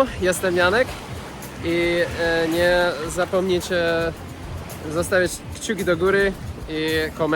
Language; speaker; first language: Polish; non-native, learner; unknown